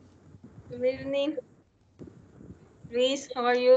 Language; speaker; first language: English; non-native, fluent; Spanish